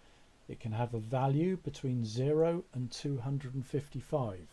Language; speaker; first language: English; native; English